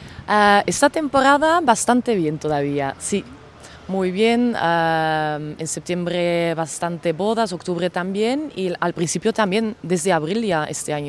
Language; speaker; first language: Spanish; non-native, fluent; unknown